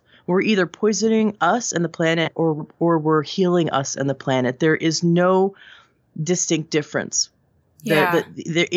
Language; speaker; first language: English; native; English